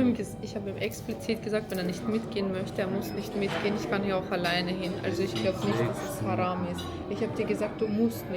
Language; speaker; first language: German; early bilingual, other home language; Bosnian